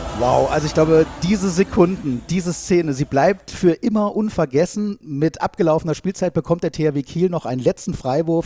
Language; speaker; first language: German; native; German